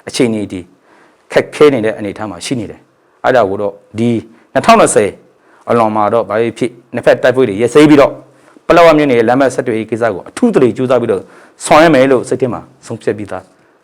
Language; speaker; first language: Burmese; non-native, local second language; Hakha Chin